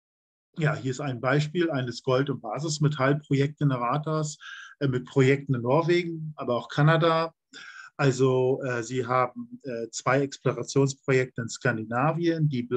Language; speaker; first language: German; native; German